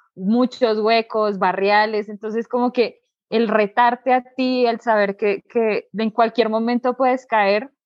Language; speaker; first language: Spanish; native; Spanish